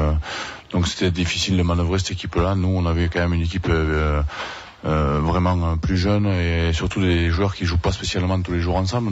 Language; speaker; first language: French; native; French